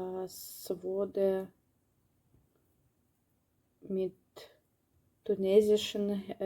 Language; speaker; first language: German; non-native, learner; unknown